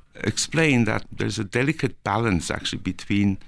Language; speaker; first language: English; non-native, fluent; Norwegian